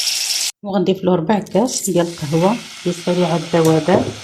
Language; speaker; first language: Arabic; native; Arabic